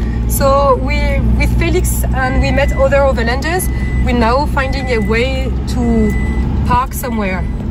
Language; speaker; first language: English; non-native, fluent; French